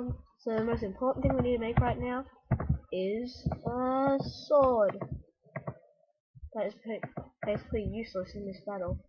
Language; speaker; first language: English; native; English